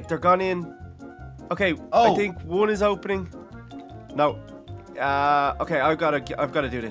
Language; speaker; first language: English; native; English